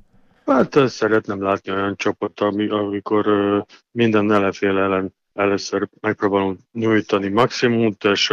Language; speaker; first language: Hungarian; non-native, learner; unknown